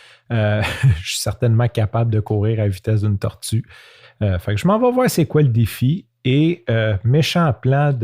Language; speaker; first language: French; native; French